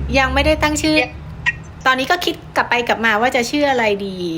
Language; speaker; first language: Thai; native; Thai